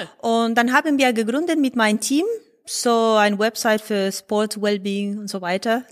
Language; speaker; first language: German; non-native, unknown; Spanish